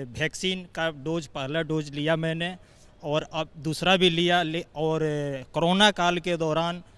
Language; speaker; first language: Hindi; native; Hindi